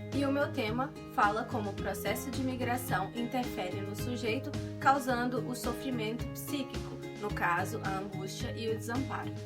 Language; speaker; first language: Portuguese; native; Portuguese